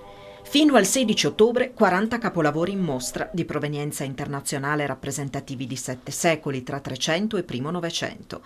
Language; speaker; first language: Italian; native; Italian